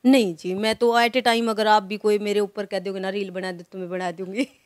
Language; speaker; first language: Hindi; non-native, local second language; Haryanvi